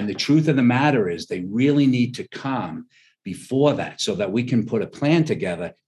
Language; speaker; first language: English; native; English